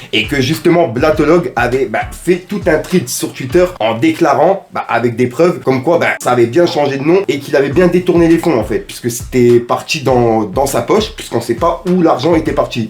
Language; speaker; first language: French; native; French